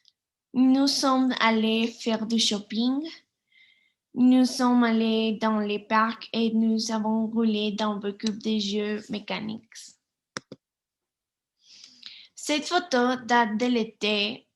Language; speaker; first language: French; non-native, learner; Spanish